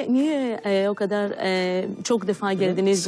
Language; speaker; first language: Turkish; non-native, fluent; Greek